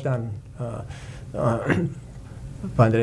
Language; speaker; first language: Greek; early bilingual, heritage; English